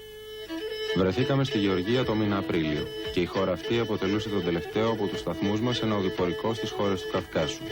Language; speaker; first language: Greek; native; Greek